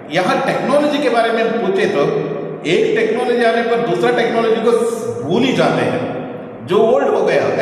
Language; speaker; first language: Hindi; non-native, local second language; Kannada